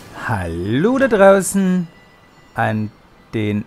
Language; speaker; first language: German; native; German